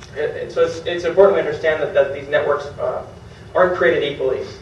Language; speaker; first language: English; native; English